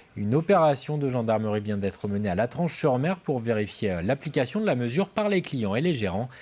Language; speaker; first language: French; native; French